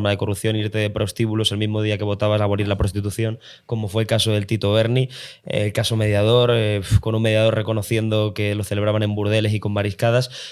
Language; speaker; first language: Spanish; native; Spanish